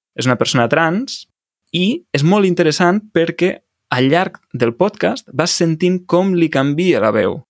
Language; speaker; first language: Catalan; native; Catalan